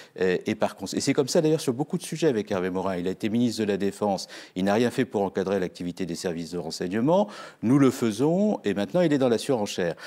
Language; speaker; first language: French; native; French